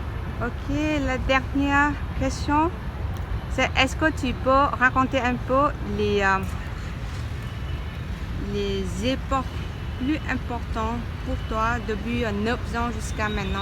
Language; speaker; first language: French; non-native, learner; Vietnamese